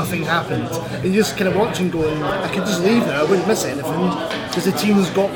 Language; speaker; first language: English; native; English